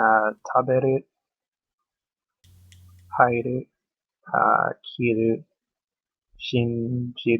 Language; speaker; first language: Japanese; non-native, learner; English